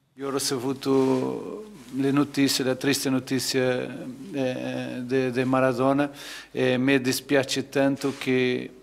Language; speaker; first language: Italian; non-native, fluent; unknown